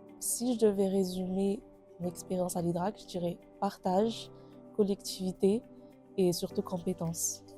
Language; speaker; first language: French; non-native, local second language; Malagasy